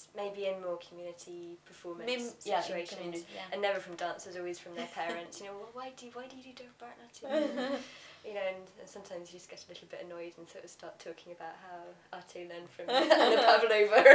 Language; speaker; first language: English; native; English